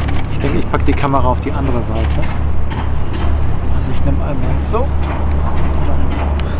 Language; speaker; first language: German; native; German